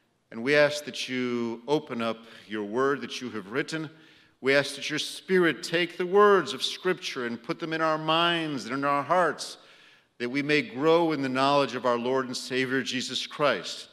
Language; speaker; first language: English; early bilingual, other home language; Romanian